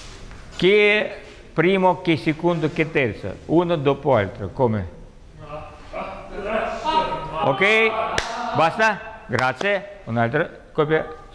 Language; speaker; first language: Italian; non-native, learner; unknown